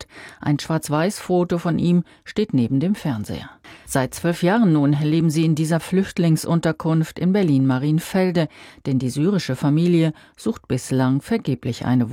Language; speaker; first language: German; native; German